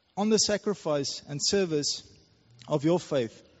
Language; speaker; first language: English; non-native, local second language; Afrikaans